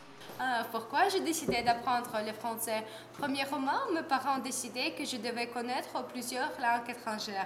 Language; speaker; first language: French; non-native, fluent; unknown